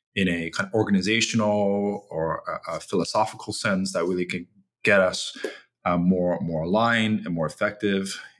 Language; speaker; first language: English; early bilingual, other home language; Chinese